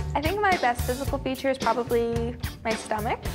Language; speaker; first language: English; native; English